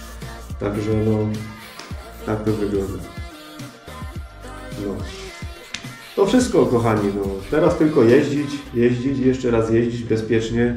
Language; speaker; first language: Polish; native; Polish